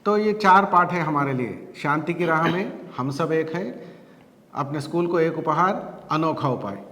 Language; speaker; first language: Hindi; non-native, local second language; Telugu